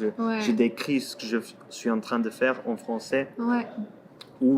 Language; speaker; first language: French; non-native, fluent; Portuguese